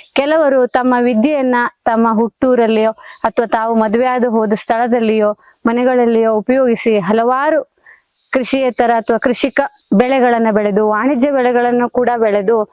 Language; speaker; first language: Kannada; native; Kannada